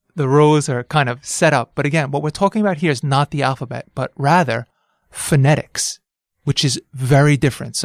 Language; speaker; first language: English; native; English